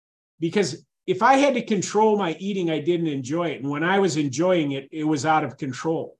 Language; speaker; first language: English; native; English